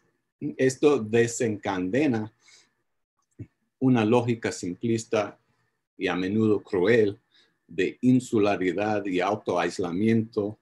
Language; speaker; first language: Spanish; non-native, fluent; English